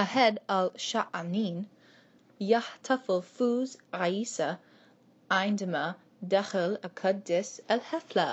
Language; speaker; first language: Arabic; non-native, learner; English